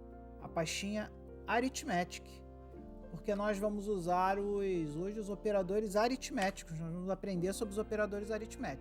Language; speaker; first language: Portuguese; native; Portuguese